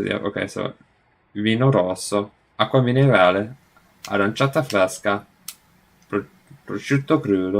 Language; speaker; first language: Italian; non-native, learner; English